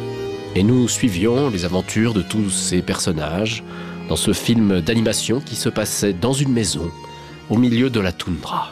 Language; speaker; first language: French; native; French